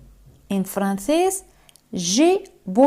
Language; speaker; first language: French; non-native, fluent; Spanish